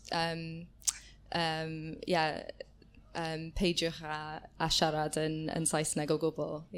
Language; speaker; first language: Welsh; non-native, learner; English